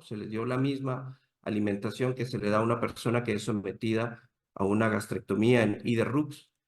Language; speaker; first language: Spanish; native; Spanish